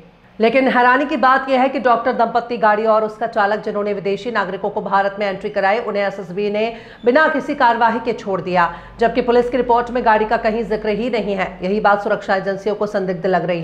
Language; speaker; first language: Hindi; native; Hindi